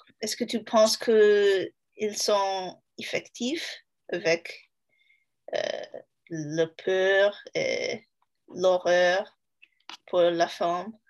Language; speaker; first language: French; non-native, learner; English